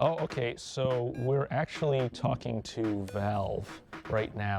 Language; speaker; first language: English; native; English